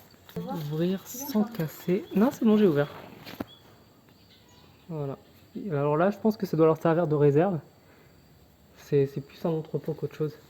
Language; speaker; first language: French; native; French